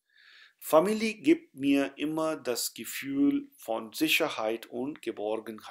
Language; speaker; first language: German; non-native, fluent; Urdu